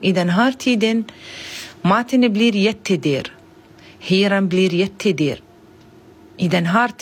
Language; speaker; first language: Swedish; non-native, learner; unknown